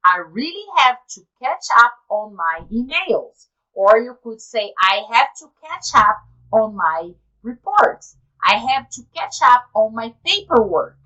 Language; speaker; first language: English; non-native, fluent; Portuguese